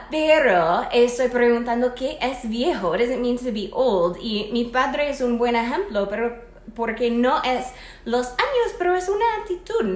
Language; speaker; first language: Spanish; non-native, fluent; English